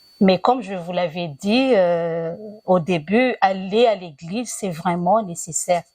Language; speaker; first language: French; non-native, local second language; Malagasy